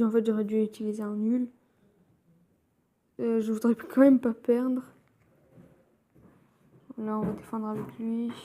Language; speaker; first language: French; native; French